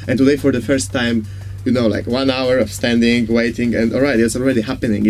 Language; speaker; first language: English; non-native, fluent; Polish